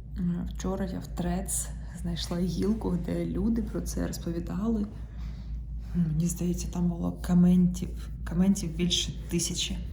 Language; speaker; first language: Ukrainian; non-native, local second language; Russian